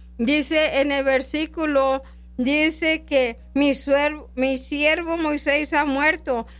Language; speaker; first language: Spanish; non-native, local second language; English